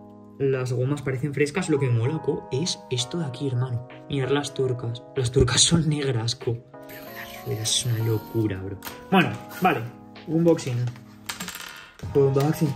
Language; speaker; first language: Spanish; native; Spanish